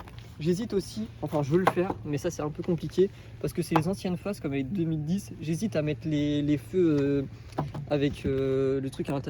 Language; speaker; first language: French; native; French